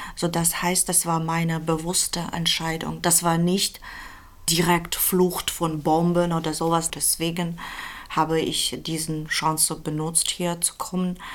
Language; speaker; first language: German; non-native, fluent; Russian